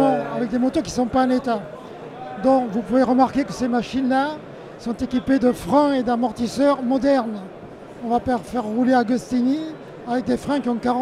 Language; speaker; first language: French; native; French